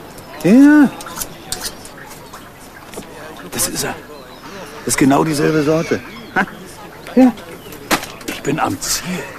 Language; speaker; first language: German; native; German